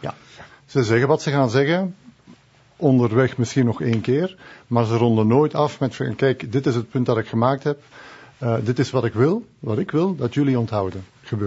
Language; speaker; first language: Dutch; native; Dutch